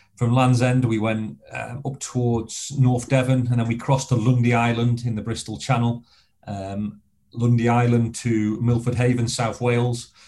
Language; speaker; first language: English; native; English